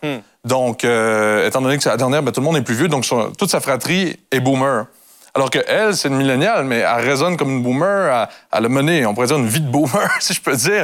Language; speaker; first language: French; native; French